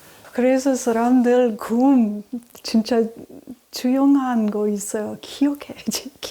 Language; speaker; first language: Korean; non-native, learner; English